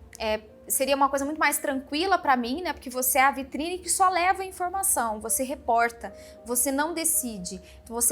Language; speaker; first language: Portuguese; native; Portuguese